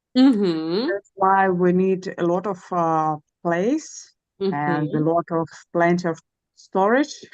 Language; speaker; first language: English; non-native, learner; Russian